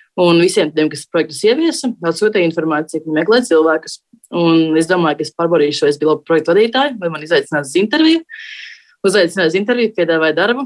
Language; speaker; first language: Latvian; native; Latvian